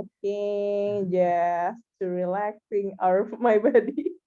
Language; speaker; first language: English; non-native, learner; Indonesian